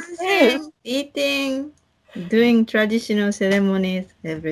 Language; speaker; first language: English; non-native, learner; Japanese